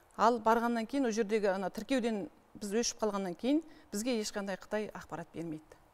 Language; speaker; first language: Kazakh; early bilingual, heritage; Kazakh